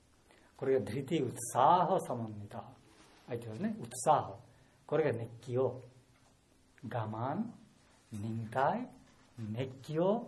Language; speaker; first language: Japanese; non-native, learner; Bangla